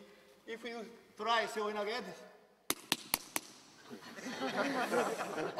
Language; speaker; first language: English; non-native, learner; Japanese